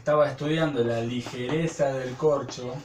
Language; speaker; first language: Spanish; native; Spanish